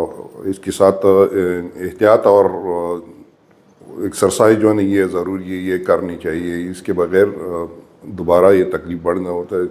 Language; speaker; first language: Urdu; non-native, local second language; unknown